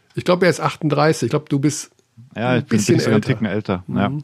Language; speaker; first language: German; native; German